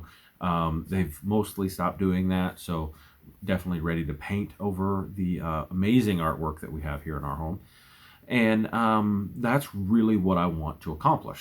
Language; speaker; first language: English; native; English